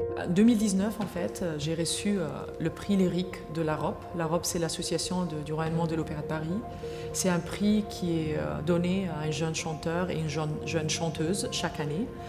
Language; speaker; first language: French; non-native, fluent; Arabic